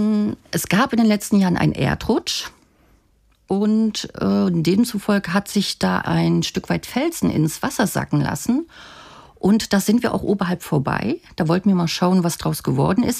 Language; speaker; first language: German; native; German